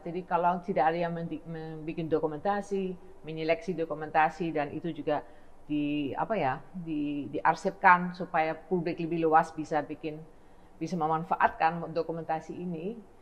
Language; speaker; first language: Indonesian; non-native, fluent; Dutch